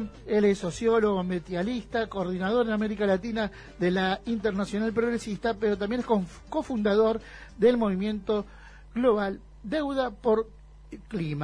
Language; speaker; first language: Spanish; native; Spanish